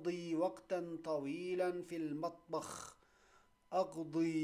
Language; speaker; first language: Arabic; non-native, fluent; Turkish